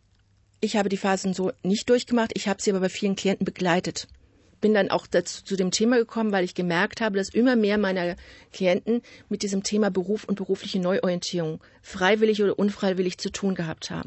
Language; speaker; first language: German; native; German